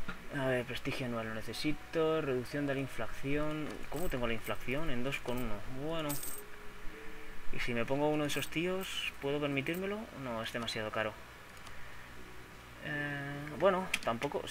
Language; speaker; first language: Spanish; native; Spanish